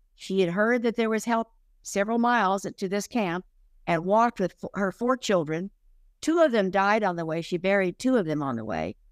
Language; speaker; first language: English; native; English